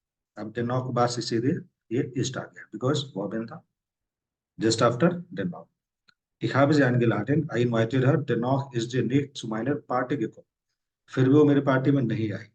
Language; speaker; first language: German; non-native, fluent; Hindi